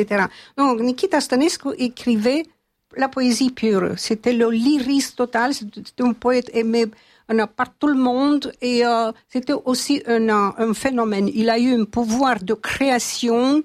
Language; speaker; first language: French; non-native, fluent; Romanian